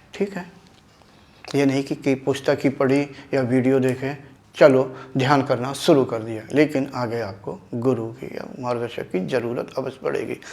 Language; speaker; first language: Hindi; native; Hindi